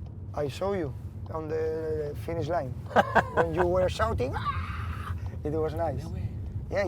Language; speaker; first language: English; non-native, fluent; Spanish